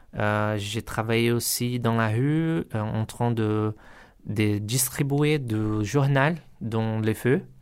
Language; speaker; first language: French; non-native, learner; Portuguese